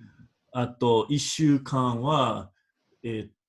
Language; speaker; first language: Japanese; non-native, fluent; English